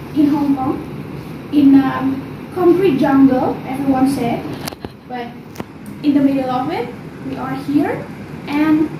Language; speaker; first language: English; non-native, fluent; Indonesian